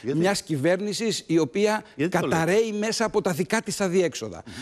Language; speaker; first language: Greek; native; Greek